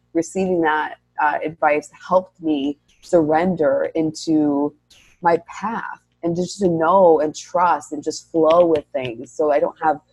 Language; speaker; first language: English; native; English